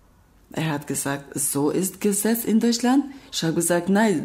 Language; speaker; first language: German; non-native, learner; Albanian